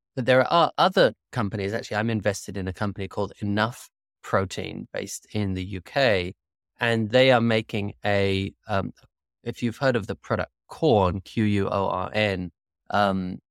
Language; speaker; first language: English; native; English